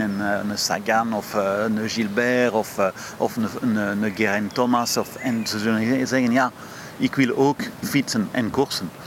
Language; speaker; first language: Dutch; non-native, fluent; French